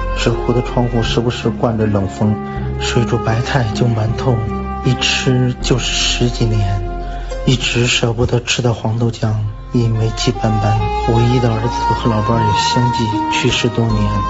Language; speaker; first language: Chinese; native; Chinese